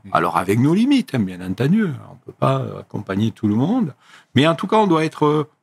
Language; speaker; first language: French; native; French